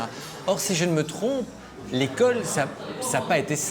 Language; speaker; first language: French; native; French